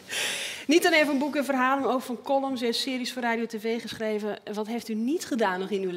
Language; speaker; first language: Dutch; native; Dutch